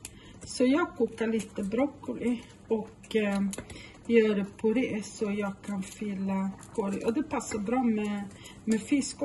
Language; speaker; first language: Swedish; non-native, local second language; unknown